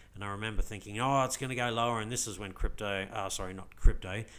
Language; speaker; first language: English; native; English